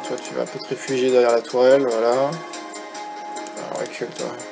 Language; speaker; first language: French; native; French